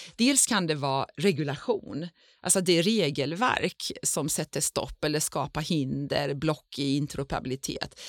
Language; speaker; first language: Swedish; non-native, fluent; Persian